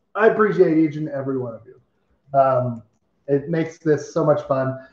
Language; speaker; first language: English; native; English